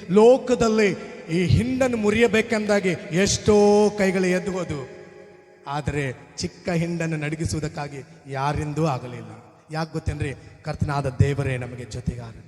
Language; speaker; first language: Kannada; non-native, local second language; Telugu